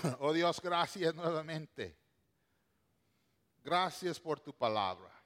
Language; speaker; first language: Spanish; non-native, local second language; English